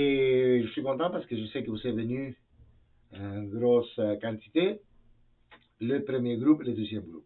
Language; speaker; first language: French; non-native, fluent; Spanish